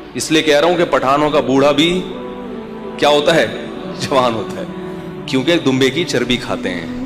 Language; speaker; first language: Urdu; native; Urdu